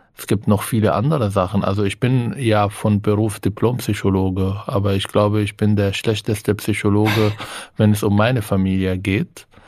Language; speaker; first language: German; non-native, fluent; Arabic